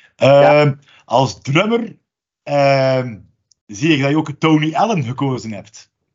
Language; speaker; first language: Dutch; native; Dutch